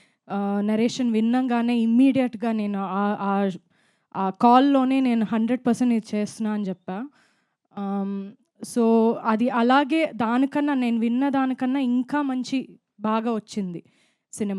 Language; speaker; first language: Telugu; non-native, fluent; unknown